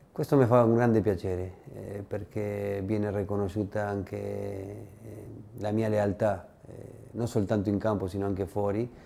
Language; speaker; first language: Italian; non-native, fluent; Spanish